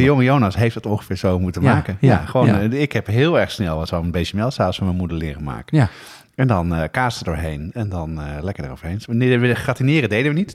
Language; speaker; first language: Dutch; native; Dutch